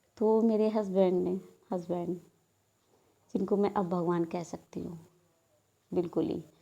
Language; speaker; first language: Hindi; non-native, local second language; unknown